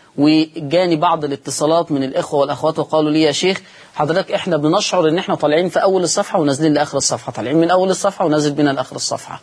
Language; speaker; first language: Arabic; native; Arabic